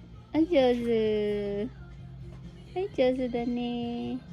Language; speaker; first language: Japanese; non-native, learner; Filipino